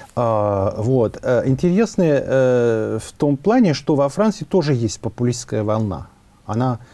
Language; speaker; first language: Russian; non-native, fluent; French